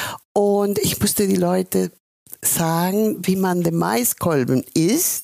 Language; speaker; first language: German; non-native, fluent; Spanish